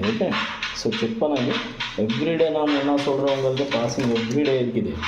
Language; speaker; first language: Tamil; non-native, learner; Kannada